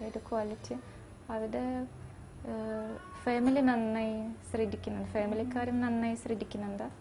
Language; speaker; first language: Malayalam; non-native, fluent; Russian